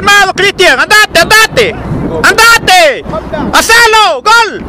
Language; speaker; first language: Spanish; native; Spanish